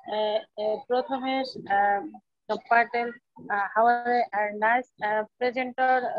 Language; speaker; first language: English; non-native, learner; Bangla